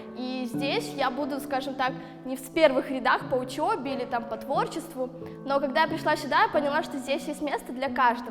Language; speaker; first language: Russian; native; Russian